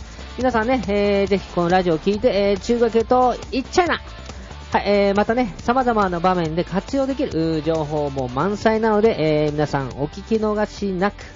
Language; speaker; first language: Japanese; native; Japanese